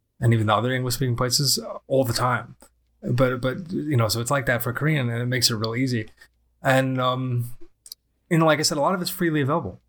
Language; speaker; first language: English; native; English